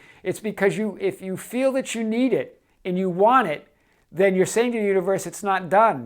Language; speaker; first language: English; native; English